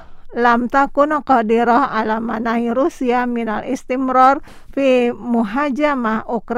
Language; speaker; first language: Arabic; non-native, learner; Indonesian